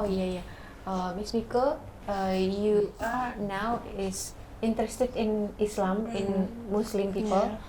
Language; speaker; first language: English; non-native, learner; Indonesian